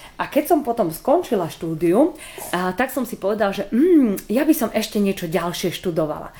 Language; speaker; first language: Slovak; native; Slovak